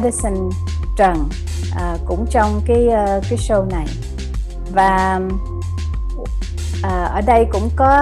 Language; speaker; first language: Vietnamese; native; Vietnamese